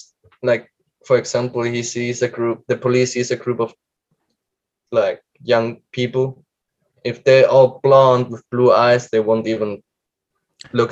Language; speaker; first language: English; non-native, fluent; German